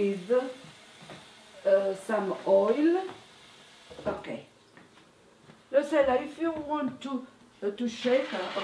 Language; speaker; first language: English; non-native, learner; Italian